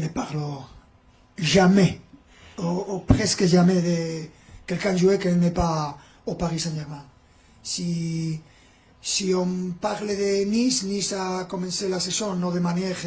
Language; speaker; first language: French; non-native, fluent; Spanish